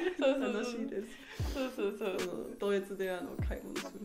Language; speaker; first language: Japanese; non-native, learner; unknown